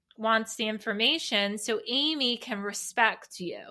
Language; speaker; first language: English; native; English